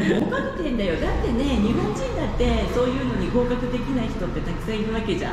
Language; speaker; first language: Japanese; native; Japanese